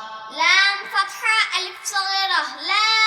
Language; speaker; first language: Arabic; non-native, learner; Bangla